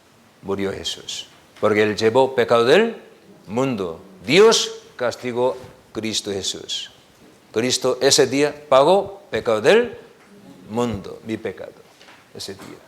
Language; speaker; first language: Spanish; non-native, learner; Korean